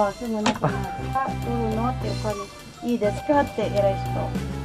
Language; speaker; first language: Japanese; non-native, learner; Filipino